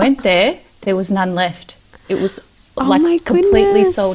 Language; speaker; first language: English; early bilingual, other home language; Romanian